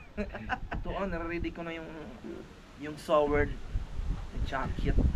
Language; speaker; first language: Filipino; non-native, local second language; Cebuano